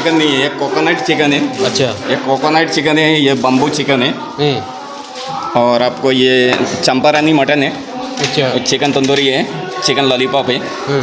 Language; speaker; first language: Hindi; non-native, local second language; Bangla